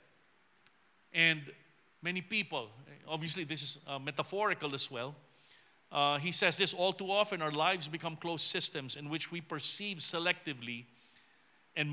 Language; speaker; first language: English; non-native, local second language; Filipino